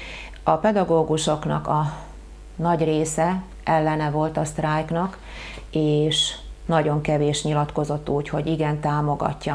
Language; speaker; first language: Hungarian; native; Hungarian